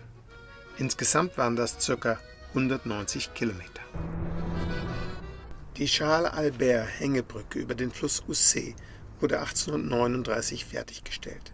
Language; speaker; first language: German; native; German